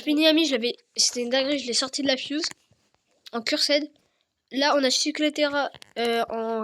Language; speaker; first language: French; native; French